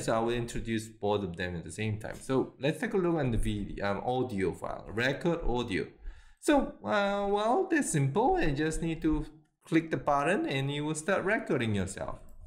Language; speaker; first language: English; non-native, fluent; Korean